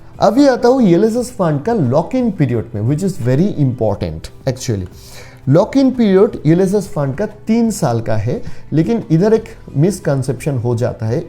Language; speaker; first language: Hindi; non-native, local second language; Bangla